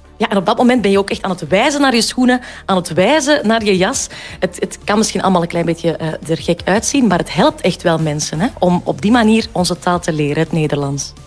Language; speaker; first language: Dutch; native; Dutch